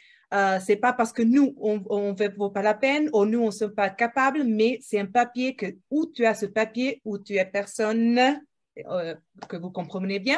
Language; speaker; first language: French; non-native, fluent; Portuguese